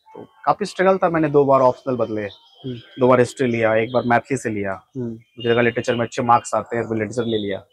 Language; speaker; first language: Hindi; native; Hindi